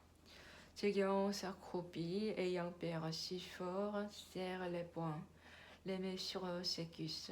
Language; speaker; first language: French; non-native, learner; Korean